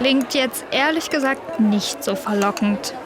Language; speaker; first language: German; native; German